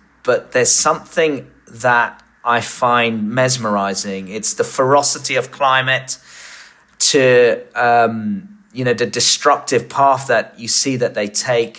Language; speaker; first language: English; native; English